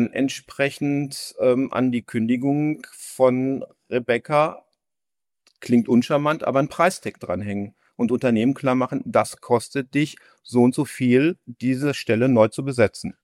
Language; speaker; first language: German; native; German